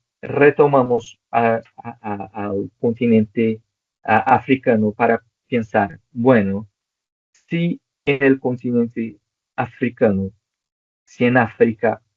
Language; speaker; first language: Spanish; non-native, local second language; Portuguese